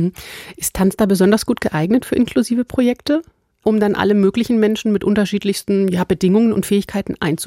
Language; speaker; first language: German; native; German